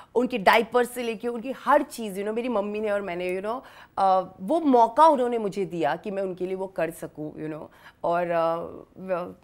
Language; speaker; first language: Hindi; native; Hindi